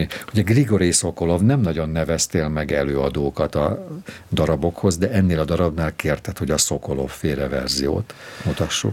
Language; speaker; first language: Hungarian; native; Hungarian